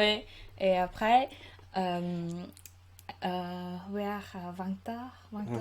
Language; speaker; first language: French; non-native, learner; Khmer